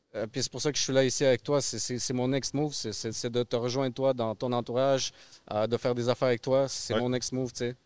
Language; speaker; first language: French; early bilingual, other home language; Russian